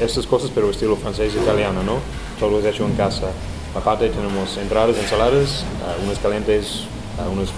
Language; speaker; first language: Spanish; non-native, fluent; English